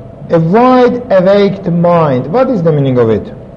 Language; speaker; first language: English; non-native, fluent; Persian